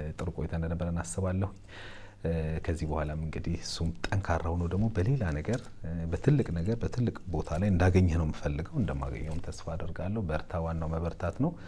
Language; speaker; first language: Amharic; native; Amharic